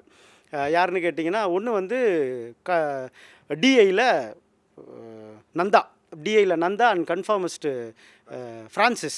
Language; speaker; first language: Tamil; native; Tamil